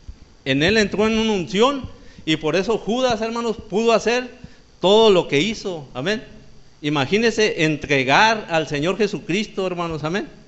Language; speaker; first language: Spanish; native; Spanish